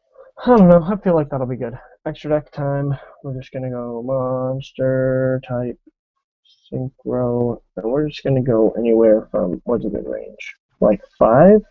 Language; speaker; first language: English; native; English